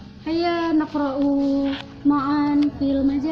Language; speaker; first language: Arabic; non-native, learner; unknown